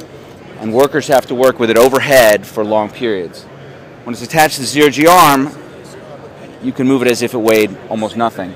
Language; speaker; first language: English; native; English